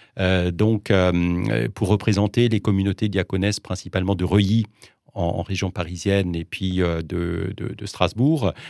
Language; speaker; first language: French; non-native, local second language; Swiss German